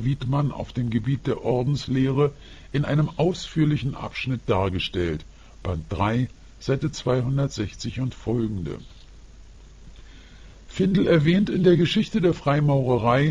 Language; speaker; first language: German; native; German